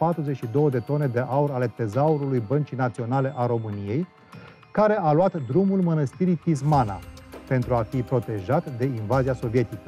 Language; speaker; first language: Romanian; native; Romanian